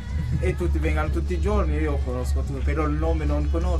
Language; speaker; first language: Italian; non-native, local second language; Kurdish